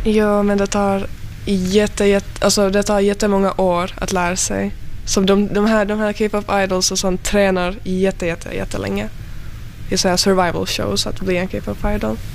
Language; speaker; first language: Swedish; early bilingual, other home language; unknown